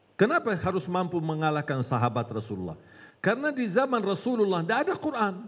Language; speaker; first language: Indonesian; non-native, fluent; Arabic